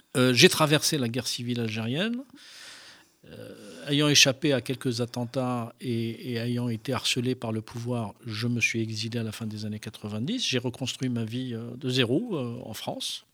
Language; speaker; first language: French; non-native, local second language; Arabic